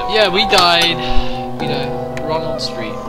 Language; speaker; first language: English; native; English